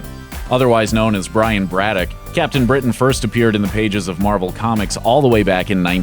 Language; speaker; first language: English; native; English